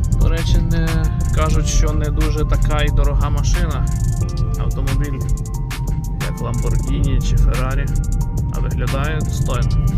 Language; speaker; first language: Ukrainian; native; Ukrainian